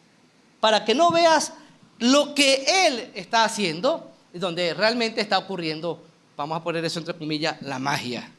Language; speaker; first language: Spanish; native; Spanish